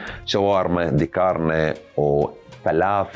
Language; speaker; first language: Spanish; non-native, learner; Arabic